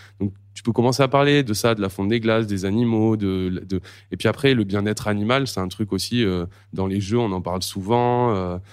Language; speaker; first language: French; native; French